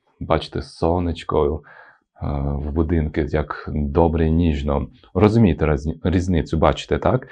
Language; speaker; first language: Ukrainian; non-native, local second language; Russian